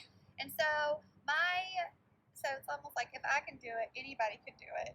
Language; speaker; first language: English; native; English